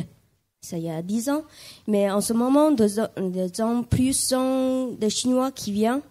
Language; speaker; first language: French; non-native, learner; Chinese